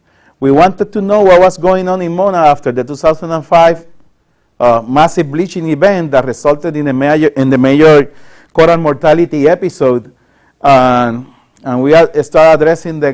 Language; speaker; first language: English; non-native, local second language; Spanish